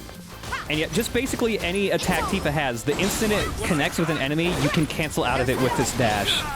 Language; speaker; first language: English; native; English